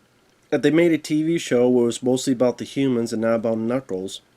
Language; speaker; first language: English; native; English